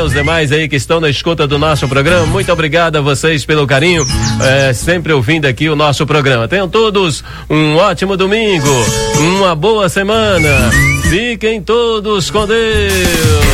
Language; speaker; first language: Portuguese; native; Portuguese